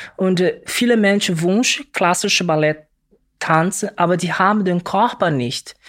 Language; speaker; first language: German; non-native, learner; Portuguese